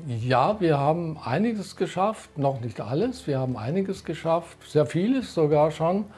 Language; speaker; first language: German; native; German